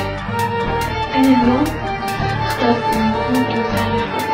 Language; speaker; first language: Arabic; non-native, local second language; Kurdish